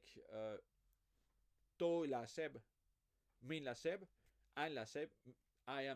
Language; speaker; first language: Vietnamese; non-native, fluent; French